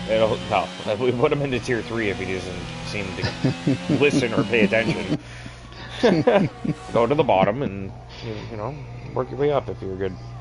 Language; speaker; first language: English; native; English